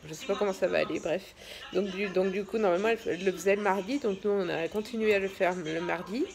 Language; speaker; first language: French; native; French